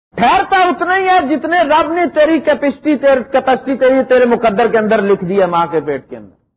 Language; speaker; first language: Urdu; non-native, local second language; Punjabi